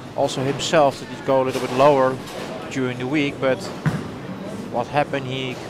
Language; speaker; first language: English; non-native, fluent; Dutch